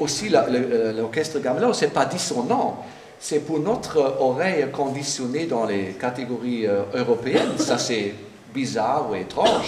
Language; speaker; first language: French; non-native, fluent; German